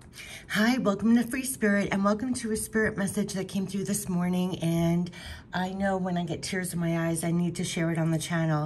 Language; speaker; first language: English; native; English